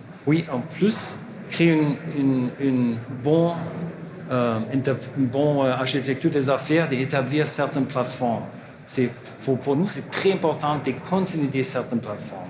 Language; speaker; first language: French; non-native, learner; German